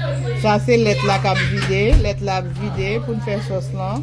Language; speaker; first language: French; non-native, learner; Haitian Creole